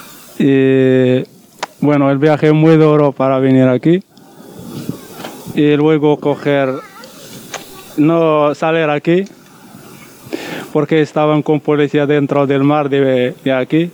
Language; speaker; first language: Spanish; non-native, learner; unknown